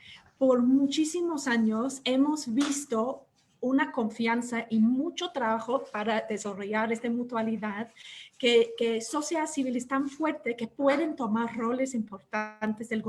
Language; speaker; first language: Spanish; non-native, fluent; English